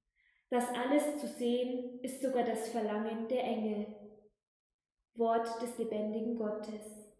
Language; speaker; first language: German; native; German